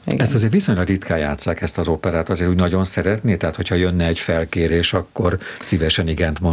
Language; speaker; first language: Hungarian; native; Hungarian